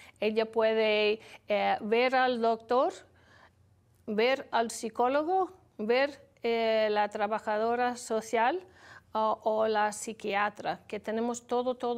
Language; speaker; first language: Spanish; non-native, learner; English